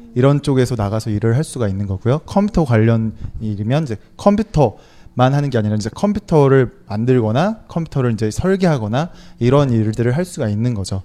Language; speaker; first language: Korean; native; Korean